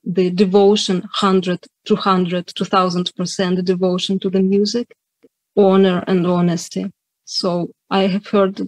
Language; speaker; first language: English; non-native, fluent; Ukrainian